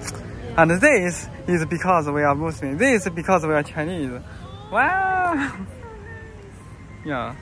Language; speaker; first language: English; non-native, learner; Chinese